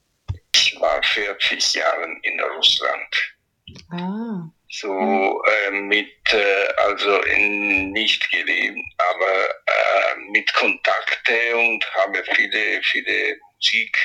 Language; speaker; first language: German; non-native, fluent; Italian